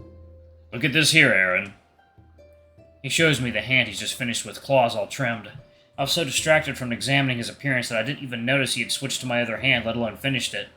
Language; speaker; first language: English; native; English